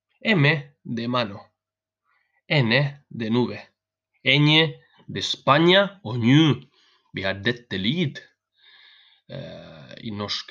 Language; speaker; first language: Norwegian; non-native, learner; Spanish